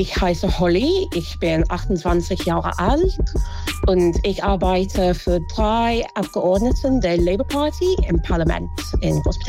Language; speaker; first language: German; non-native, fluent; English